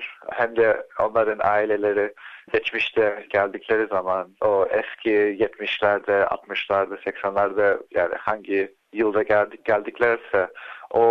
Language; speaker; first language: Turkish; early bilingual, heritage; Turkish